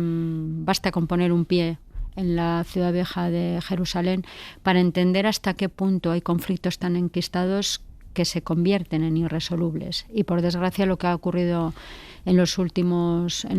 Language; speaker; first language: Spanish; native; Spanish